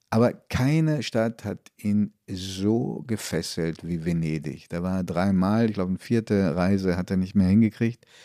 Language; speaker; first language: German; early bilingual, other home language; Italian